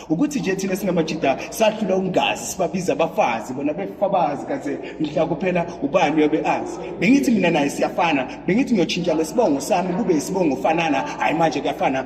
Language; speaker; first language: Zulu; native; Zulu